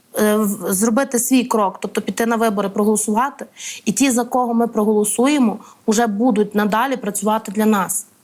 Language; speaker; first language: Ukrainian; native; Ukrainian